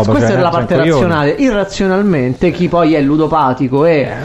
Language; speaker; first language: Italian; native; Italian